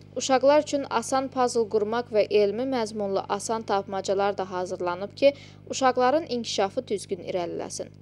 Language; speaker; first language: Azerbaijani; non-native, local second language; Georgian